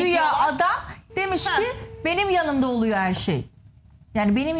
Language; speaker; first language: Turkish; native; Turkish